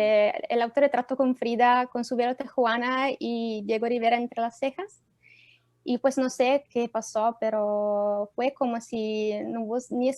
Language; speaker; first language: Spanish; non-native, fluent; Italian